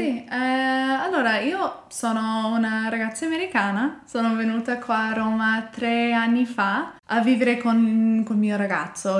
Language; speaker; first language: Italian; non-native, learner; English